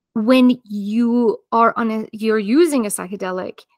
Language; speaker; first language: English; non-native, fluent; Persian